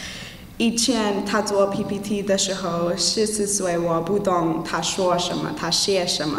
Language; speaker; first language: Chinese; non-native, learner; English